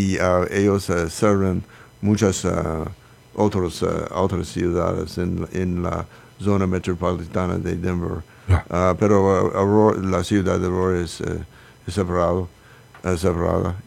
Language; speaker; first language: Spanish; non-native, learner; English